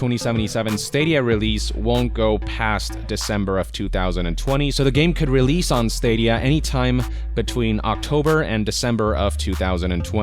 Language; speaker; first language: English; native; English